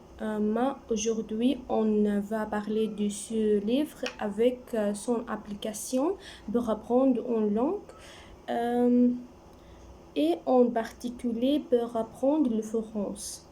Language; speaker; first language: French; non-native, learner; Arabic